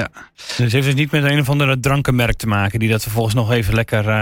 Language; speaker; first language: Dutch; native; Dutch